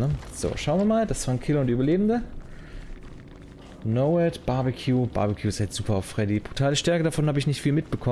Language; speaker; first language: German; native; German